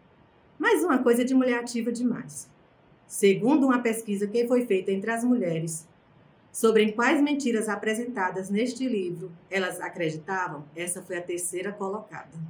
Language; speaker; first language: Portuguese; native; Portuguese